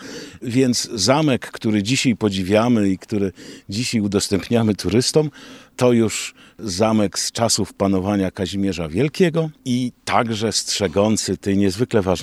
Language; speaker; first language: Polish; native; Polish